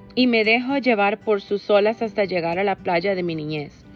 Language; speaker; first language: Spanish; early bilingual, heritage; Spanish